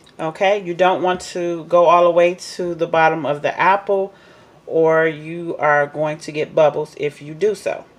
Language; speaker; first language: English; native; English